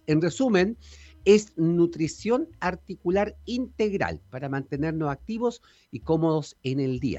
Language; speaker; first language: Spanish; native; Spanish